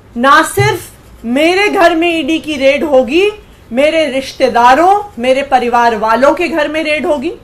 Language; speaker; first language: Hindi; native; Hindi